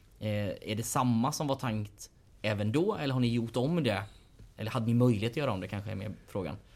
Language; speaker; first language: Swedish; native; Swedish